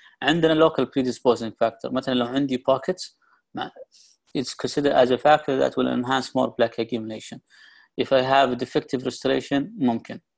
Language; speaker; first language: English; non-native, fluent; Arabic